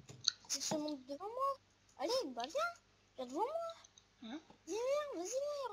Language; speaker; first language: French; native; French